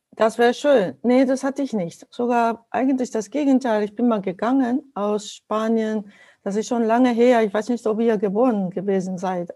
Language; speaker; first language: German; non-native, fluent; Japanese